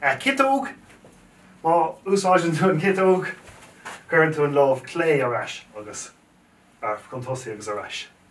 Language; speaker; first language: Irish; native; Irish